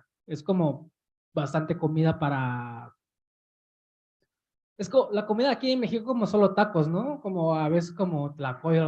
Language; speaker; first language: Spanish; early bilingual, heritage; Spanish